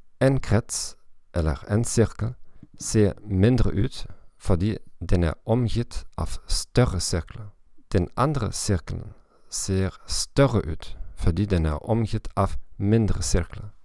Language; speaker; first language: Norwegian; non-native, learner; German